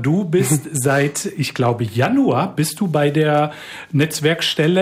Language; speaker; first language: German; native; German